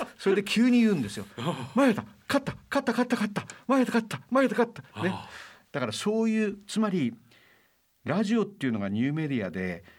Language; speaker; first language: Japanese; native; Japanese